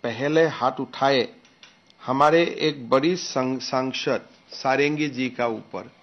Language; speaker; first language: Hindi; non-native, local second language; Assamese